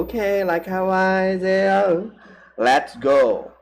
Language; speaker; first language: English; non-native, learner; Portuguese